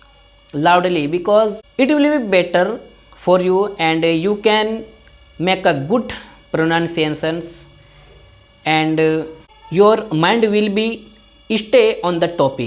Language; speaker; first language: English; non-native, learner; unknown